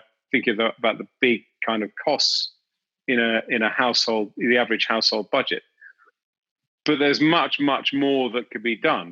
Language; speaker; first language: English; native; English